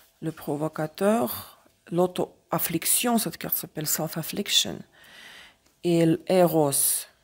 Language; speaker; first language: French; non-native, fluent; Russian